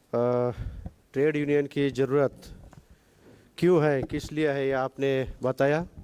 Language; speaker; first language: Hindi; non-native, local second language; Marathi